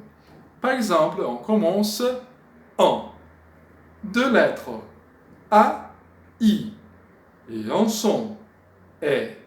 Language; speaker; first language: French; non-native, fluent; Portuguese